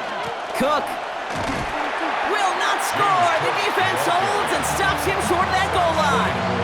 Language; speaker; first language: English; native; English